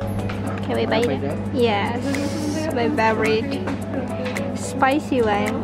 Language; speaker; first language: English; non-native, learner; Indonesian